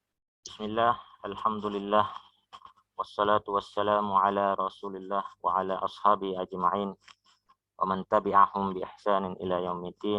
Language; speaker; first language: Arabic; non-native, fluent; Indonesian